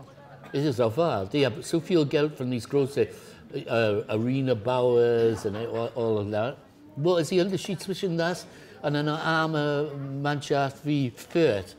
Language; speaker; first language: German; non-native, learner; English